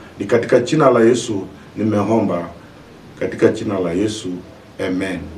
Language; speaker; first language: Swahili; non-native, local second language; Luyia